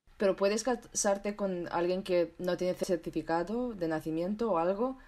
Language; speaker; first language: Spanish; non-native, fluent; Romanian